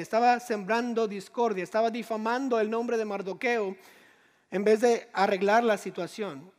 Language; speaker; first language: Spanish; native; Spanish